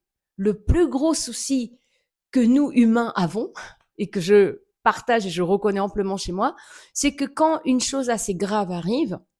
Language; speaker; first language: French; native; French